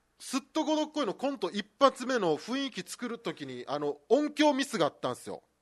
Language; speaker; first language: Japanese; native; Japanese